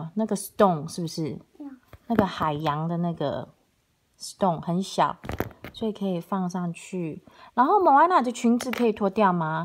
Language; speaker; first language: Chinese; native; Chinese